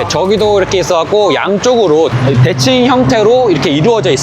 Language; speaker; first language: Korean; native; Korean